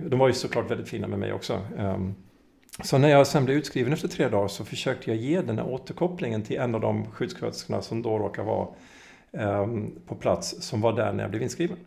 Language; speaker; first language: Swedish; native; Swedish